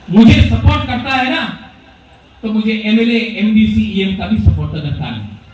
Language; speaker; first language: Hindi; non-native, local second language; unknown